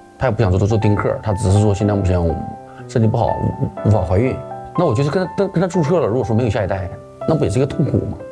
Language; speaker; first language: Chinese; native; Chinese